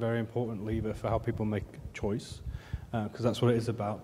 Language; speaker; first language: English; native; English